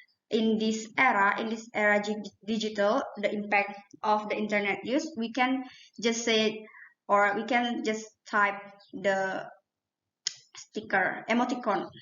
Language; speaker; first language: English; non-native, learner; Indonesian